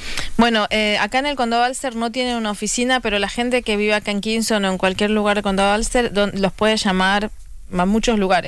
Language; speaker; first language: Spanish; native; Spanish